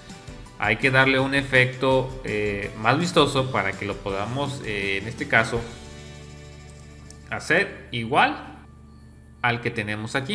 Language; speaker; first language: Spanish; native; Spanish